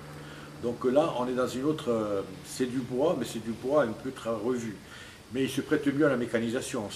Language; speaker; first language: French; native; French